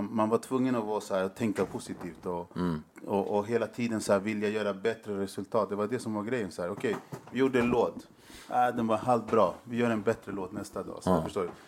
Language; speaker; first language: Swedish; early bilingual, other home language; Spanish